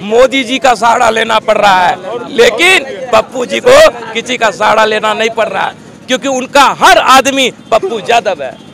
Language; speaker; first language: Hindi; native; Hindi